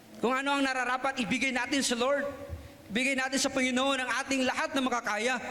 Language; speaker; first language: Filipino; non-native, local second language; Cebuano